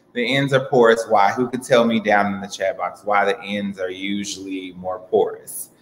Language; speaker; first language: English; native; English